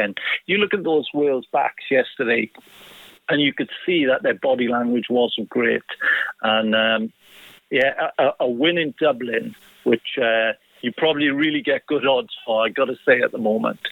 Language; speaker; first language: English; native; English